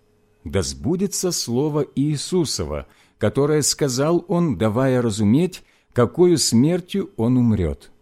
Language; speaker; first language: Russian; native; Russian